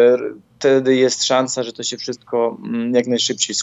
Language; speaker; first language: Polish; non-native, fluent; Ukrainian